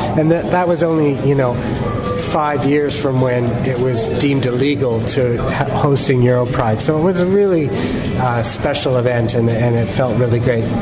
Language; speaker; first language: English; native; English